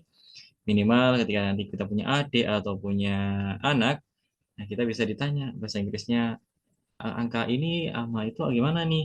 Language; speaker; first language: Indonesian; native; Indonesian